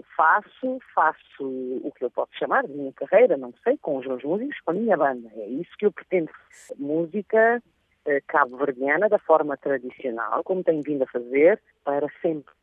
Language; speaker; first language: Portuguese; non-native, local second language; Kabuverdianu